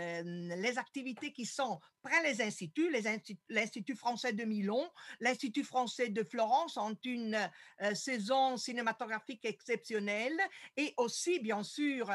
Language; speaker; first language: French; non-native, fluent; Italian